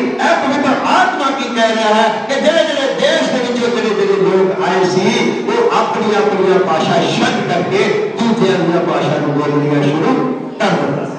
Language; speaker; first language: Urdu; non-native, local second language; Punjabi